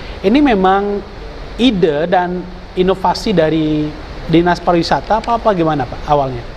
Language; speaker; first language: Indonesian; native; Indonesian